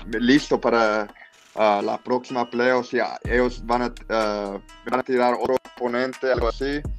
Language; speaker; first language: Spanish; early bilingual, heritage; English